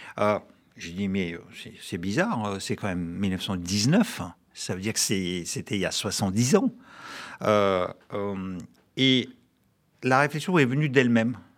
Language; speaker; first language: French; non-native, fluent; Russian